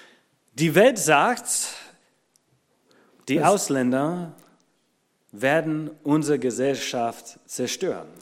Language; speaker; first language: German; non-native, fluent; English